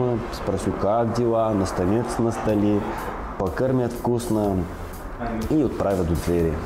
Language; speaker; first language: Russian; non-native, learner; Bulgarian